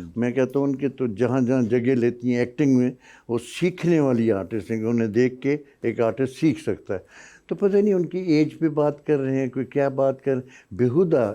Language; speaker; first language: Urdu; non-native, local second language; Punjabi